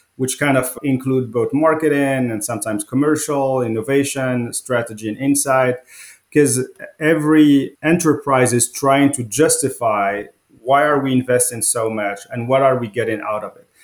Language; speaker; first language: English; non-native, fluent; Arabic